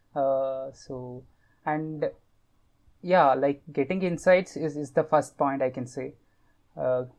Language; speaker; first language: English; non-native, local second language; Kannada